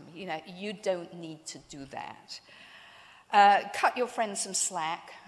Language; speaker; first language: English; native; English